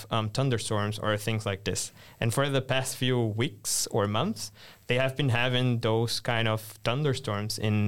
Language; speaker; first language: English; non-native, fluent; Portuguese